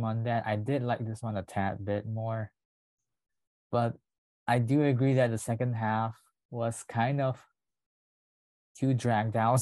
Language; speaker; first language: English; non-native, local second language; Chinese